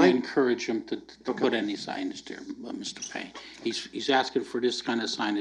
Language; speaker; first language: English; native; English